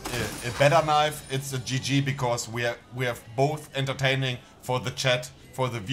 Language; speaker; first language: English; non-native, fluent; German